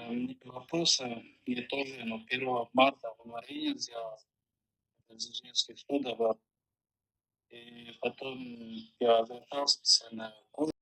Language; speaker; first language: Russian; non-native, learner; Kyrgyz